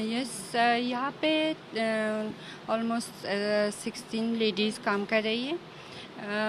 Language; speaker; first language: Hindi; non-native, fluent; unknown